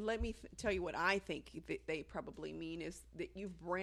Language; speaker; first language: English; early bilingual, other home language; Spanish